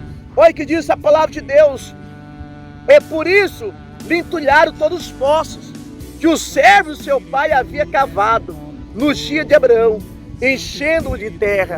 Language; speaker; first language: Portuguese; native; Portuguese